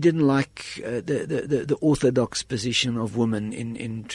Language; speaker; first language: English; native; English